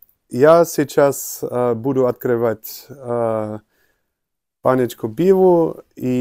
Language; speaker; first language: Russian; non-native, learner; German